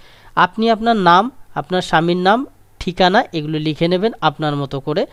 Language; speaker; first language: Bangla; native; Bangla